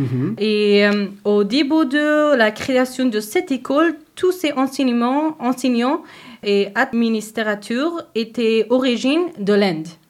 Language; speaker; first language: French; non-native, learner; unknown